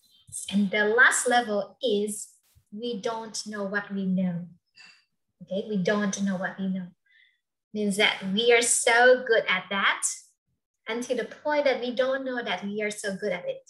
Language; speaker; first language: English; non-native, fluent; Vietnamese